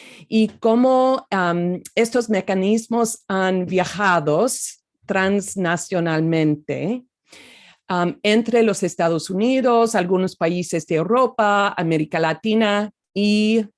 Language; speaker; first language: Spanish; non-native, fluent; English